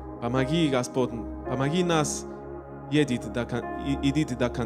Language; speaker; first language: Russian; non-native, learner; Spanish